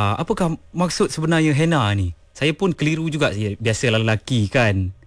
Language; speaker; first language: Malay; non-native, local second language; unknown